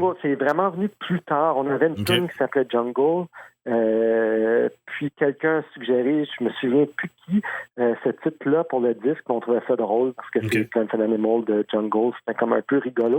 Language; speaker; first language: French; native; French